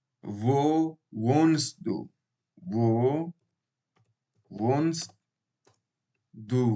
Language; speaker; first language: German; non-native, learner; Baluchi